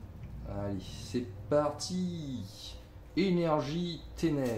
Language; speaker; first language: French; native; French